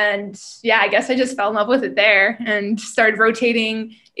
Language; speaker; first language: English; native; English